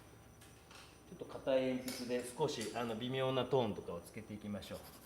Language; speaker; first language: Japanese; native; Japanese